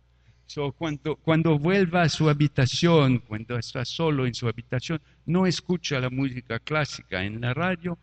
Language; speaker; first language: Spanish; non-native, fluent; French